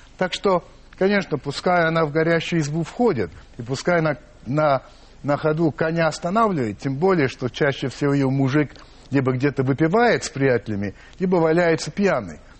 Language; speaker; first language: Russian; early bilingual, heritage; English